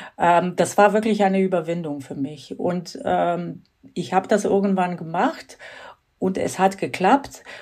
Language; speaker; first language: German; non-native, fluent; Croatian